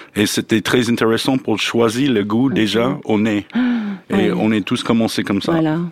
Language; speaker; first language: French; non-native, learner; English